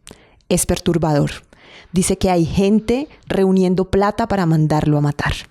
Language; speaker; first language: Spanish; native; Spanish